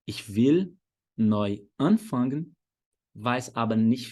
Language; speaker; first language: German; non-native, fluent; Portuguese